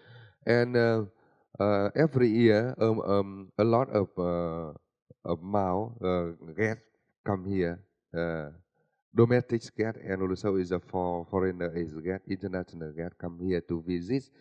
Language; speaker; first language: English; non-native, learner; Vietnamese